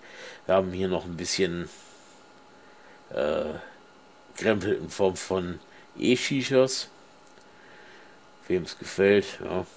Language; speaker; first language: German; native; German